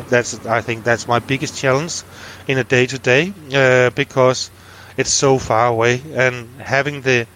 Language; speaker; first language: English; non-native, fluent; Danish